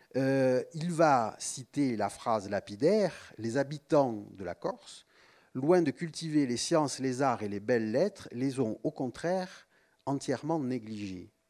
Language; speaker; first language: French; native; French